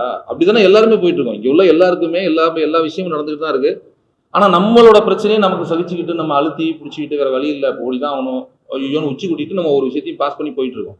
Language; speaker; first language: Tamil; native; Tamil